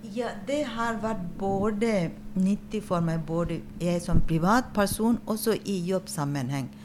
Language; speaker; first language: Norwegian; non-native, fluent; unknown